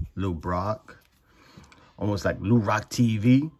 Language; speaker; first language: English; native; English